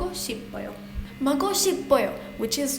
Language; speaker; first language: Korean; non-native, learner; Hungarian